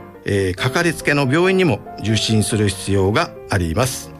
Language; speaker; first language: Japanese; native; Japanese